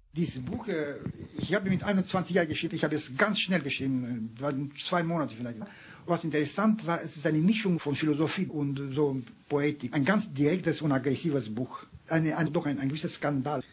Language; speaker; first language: German; non-native, fluent; Romanian